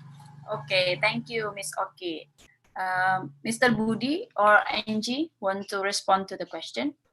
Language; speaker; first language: English; non-native, fluent; Indonesian